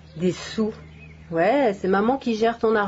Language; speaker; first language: French; native; French